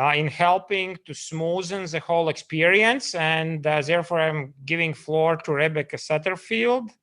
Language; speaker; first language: English; non-native, fluent; Latvian